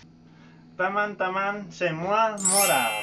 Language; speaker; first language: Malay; non-native, learner; Spanish